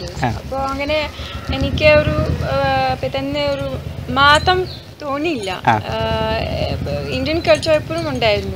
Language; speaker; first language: Malayalam; early bilingual, heritage; Malayalam